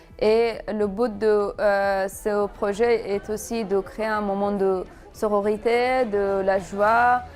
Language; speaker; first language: French; non-native, fluent; Persian